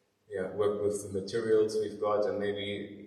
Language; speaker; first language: English; non-native, fluent; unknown